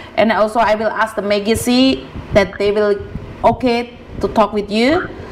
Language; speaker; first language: English; non-native, learner; Javanese